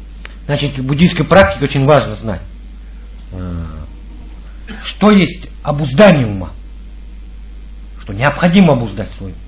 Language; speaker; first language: Russian; native; Russian